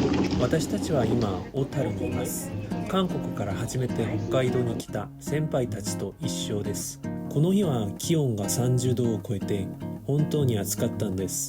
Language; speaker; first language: Japanese; non-native, learner; Korean